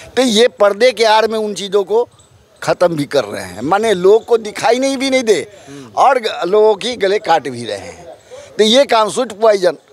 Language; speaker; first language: Hindi; native; Hindi